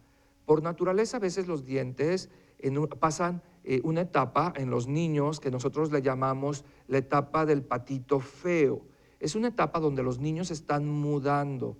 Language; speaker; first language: Spanish; native; Spanish